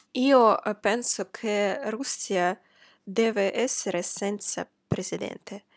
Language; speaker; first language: Italian; non-native, fluent; Russian